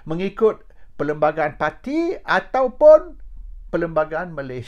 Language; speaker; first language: Malay; native; Malay